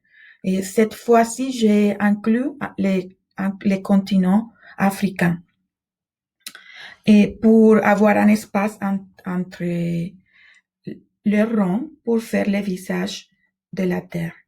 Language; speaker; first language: French; non-native, fluent; Spanish